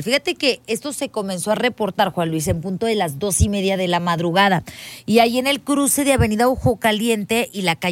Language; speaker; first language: Spanish; native; Spanish